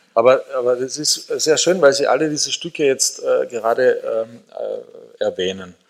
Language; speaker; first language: German; native; German